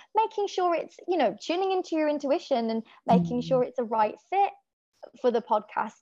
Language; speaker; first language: English; native; English